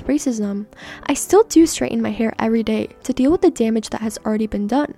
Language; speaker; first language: English; early bilingual, other home language; Persian